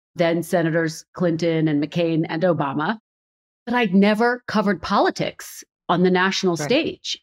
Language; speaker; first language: English; native; English